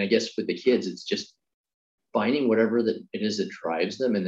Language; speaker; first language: English; native; English